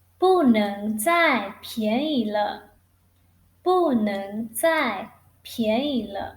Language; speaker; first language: Chinese; non-native, fluent; Thai